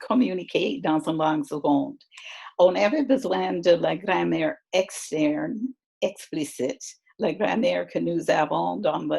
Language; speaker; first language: French; non-native, fluent; English